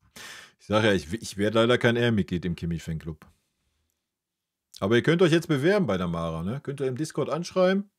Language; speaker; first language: German; native; German